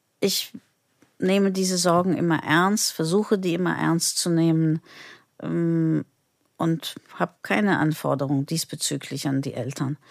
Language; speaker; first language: German; non-native, fluent; Turkish